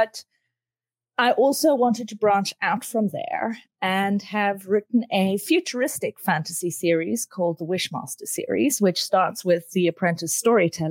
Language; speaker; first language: English; native; English